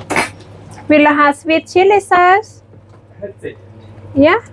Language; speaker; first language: Norwegian; non-native, learner; Thai